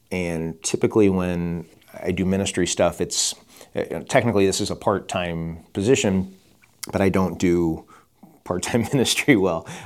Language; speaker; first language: English; native; English